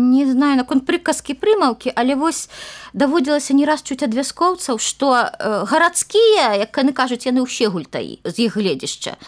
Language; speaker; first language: Belarusian; native; Belarusian